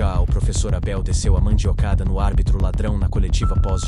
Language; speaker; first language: Portuguese; native; Portuguese